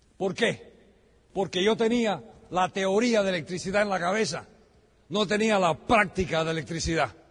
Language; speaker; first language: Spanish; early bilingual, heritage; Spanish